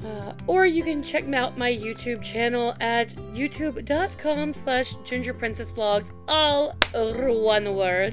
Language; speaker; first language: English; native; English